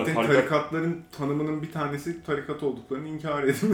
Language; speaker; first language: Turkish; native; Turkish